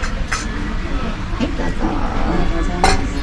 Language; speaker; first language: Japanese; native; Japanese